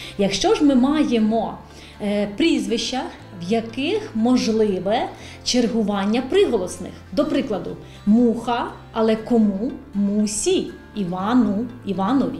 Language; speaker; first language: Ukrainian; native; Ukrainian